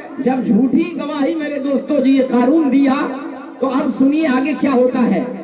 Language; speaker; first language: Urdu; native; Urdu